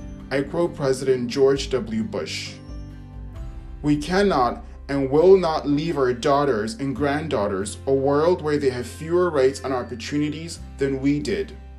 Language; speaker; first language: English; native; English